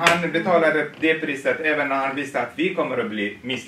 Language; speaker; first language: Swedish; non-native, fluent; Tigrinya